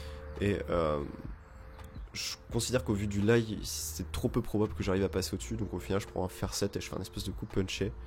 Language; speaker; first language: French; native; French